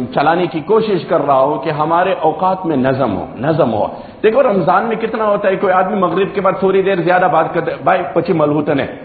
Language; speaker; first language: Urdu; non-native, local second language; Gujarati